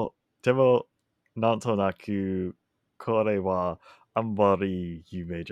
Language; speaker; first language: Japanese; non-native, learner; English